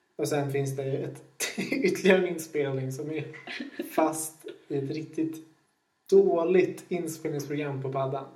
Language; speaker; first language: Swedish; native; Swedish